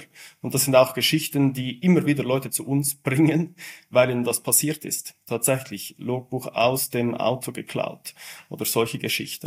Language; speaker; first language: German; native; German